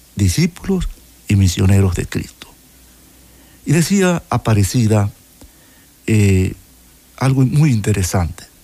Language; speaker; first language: Spanish; native; Spanish